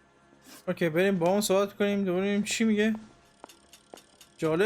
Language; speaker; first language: Persian; native; Persian